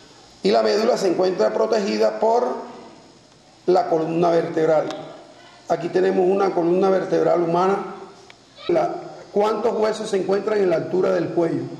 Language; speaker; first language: Spanish; native; Spanish